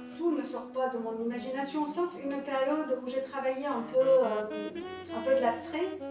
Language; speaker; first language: French; non-native, local second language; Arabic